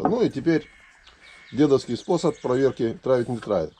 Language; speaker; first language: Russian; native; Russian